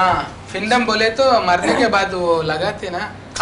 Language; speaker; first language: Hindi; non-native, local second language; Telugu